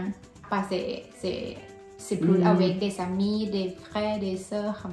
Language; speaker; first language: French; non-native, learner; Thai